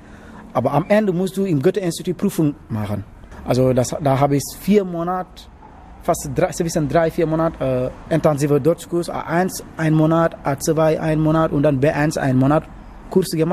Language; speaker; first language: German; non-native, learner; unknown